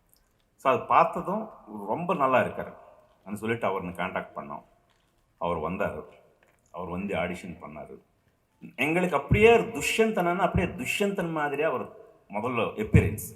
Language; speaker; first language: Tamil; non-native, local second language; Telugu